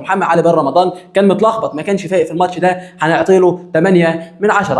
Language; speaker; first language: Arabic; native; Arabic